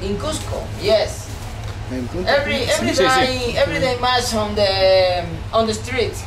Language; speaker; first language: English; non-native, learner; Spanish